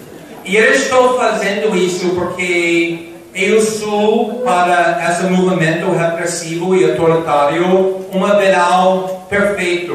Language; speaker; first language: Portuguese; non-native, fluent; English